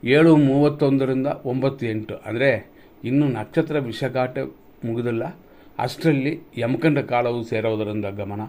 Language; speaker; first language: Kannada; native; Kannada